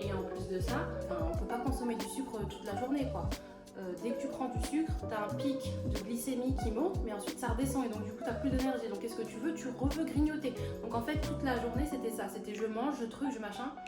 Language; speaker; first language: French; native; French